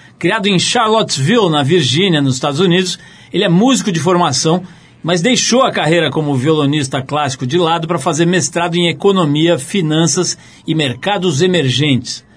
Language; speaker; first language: Portuguese; native; Portuguese